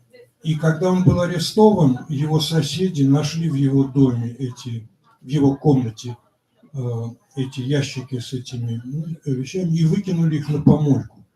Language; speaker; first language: Russian; native; Russian